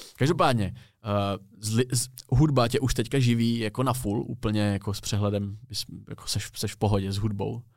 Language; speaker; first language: Czech; native; Czech